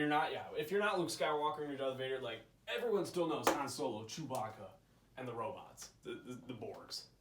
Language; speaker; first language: English; native; English